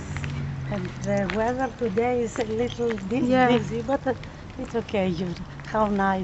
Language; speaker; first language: English; non-native, learner; Greek